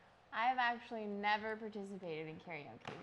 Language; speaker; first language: English; native; English